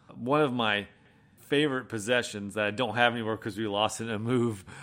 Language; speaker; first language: English; native; English